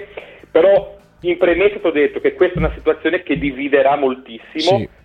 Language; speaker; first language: Italian; native; Italian